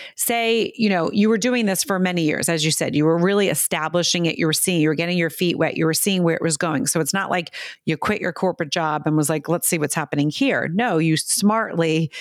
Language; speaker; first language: English; native; English